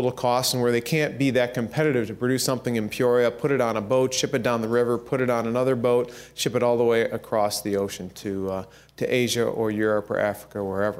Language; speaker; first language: English; native; English